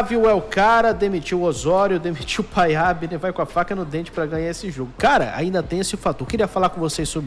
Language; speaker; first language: Portuguese; native; Portuguese